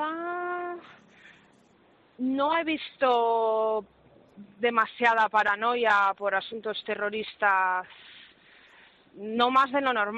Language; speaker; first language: Spanish; native; Spanish